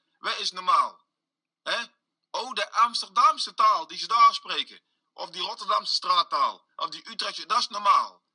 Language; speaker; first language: Dutch; early bilingual, other home language; Sranan Tongo